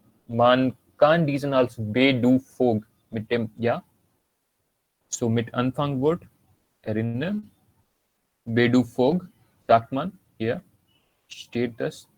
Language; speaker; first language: German; non-native, learner; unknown